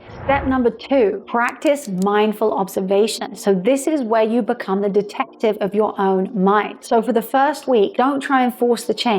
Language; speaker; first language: English; native; English